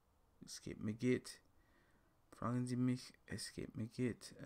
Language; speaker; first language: German; non-native, learner; English